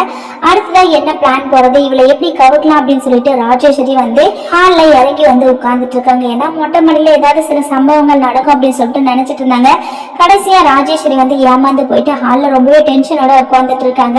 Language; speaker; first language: Tamil; native; Tamil